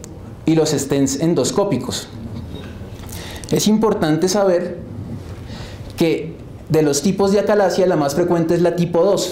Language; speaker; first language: Spanish; native; Spanish